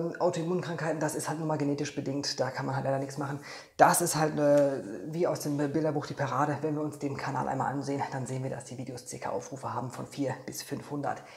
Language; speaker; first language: German; non-native, fluent; Polish